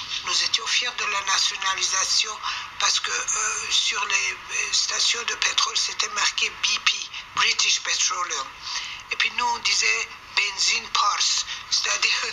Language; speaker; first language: French; non-native, fluent; Persian